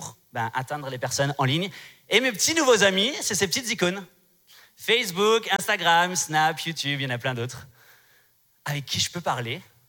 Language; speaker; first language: French; native; French